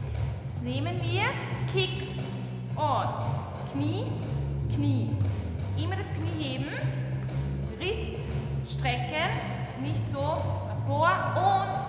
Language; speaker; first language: German; native; German